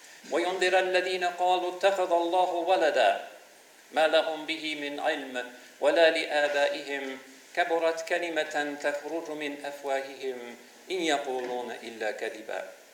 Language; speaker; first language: Arabic; non-native, fluent; English